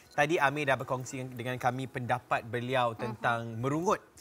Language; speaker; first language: Malay; native; Malay